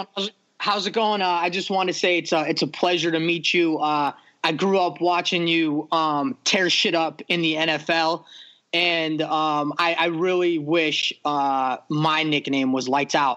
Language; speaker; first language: English; native; English